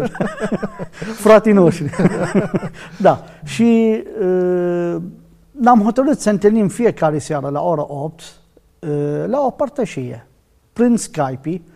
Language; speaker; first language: Romanian; non-native, learner; Arabic